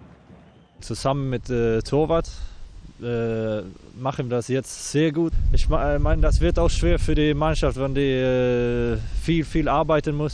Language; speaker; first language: German; non-native, fluent; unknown